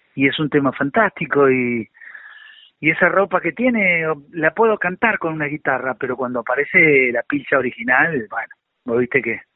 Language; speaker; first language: Spanish; native; Spanish